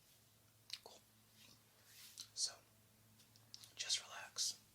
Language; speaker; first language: English; native; English